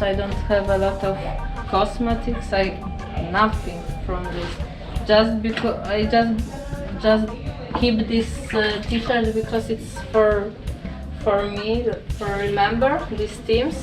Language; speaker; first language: English; non-native, fluent; Polish